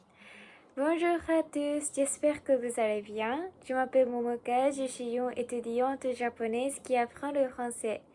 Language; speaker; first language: French; non-native, learner; Japanese